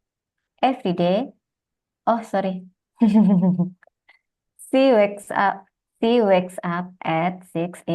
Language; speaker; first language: English; non-native, learner; Indonesian